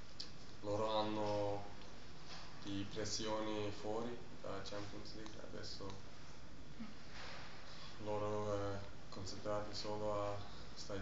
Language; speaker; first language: Italian; non-native, learner; German